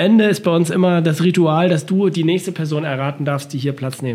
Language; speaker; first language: German; native; German